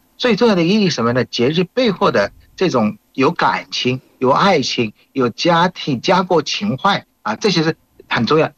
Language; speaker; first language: Chinese; non-native, fluent; Bangla